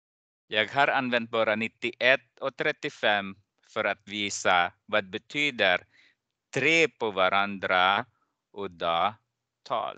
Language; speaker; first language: Swedish; non-native, fluent; Persian